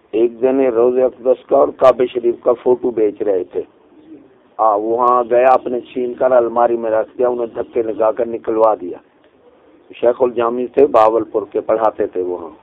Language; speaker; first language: Urdu; non-native, local second language; Punjabi